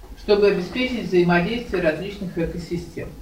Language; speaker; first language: Russian; native; Russian